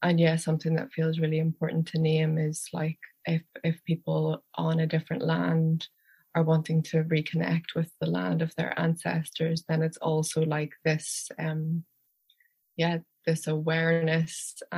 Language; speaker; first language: English; native; English